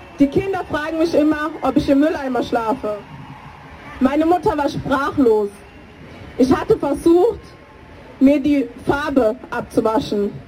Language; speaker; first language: German; early bilingual, other home language; English